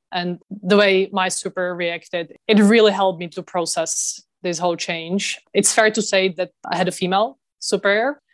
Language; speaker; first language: English; non-native, fluent; Czech